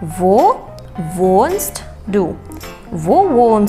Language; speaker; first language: German; non-native, fluent; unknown